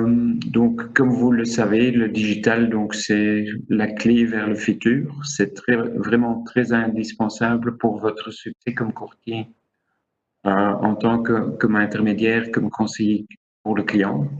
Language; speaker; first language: French; non-native, local second language; Dutch